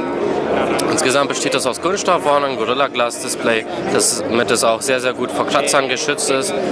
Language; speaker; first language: German; native; German